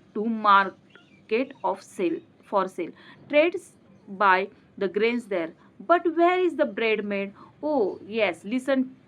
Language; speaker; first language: English; non-native, local second language; Marathi